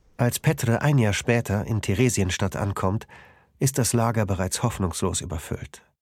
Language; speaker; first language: German; native; German